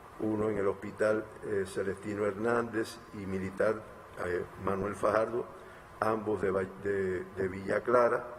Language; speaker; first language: Spanish; native; Spanish